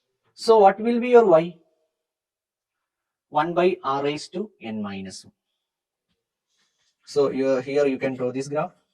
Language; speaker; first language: English; non-native, local second language; Malayalam